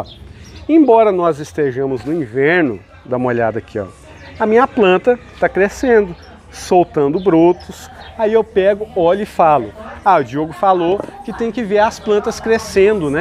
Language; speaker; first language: Portuguese; native; Portuguese